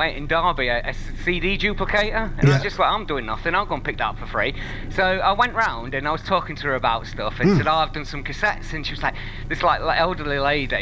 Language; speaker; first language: English; native; English